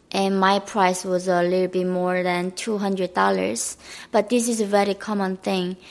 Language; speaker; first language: English; non-native, fluent; Korean